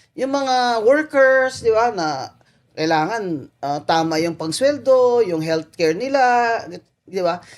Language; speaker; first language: Filipino; non-native, local second language; Hiligaynon